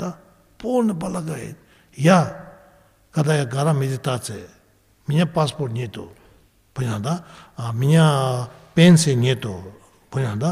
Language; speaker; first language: Russian; non-native, learner; Tibetan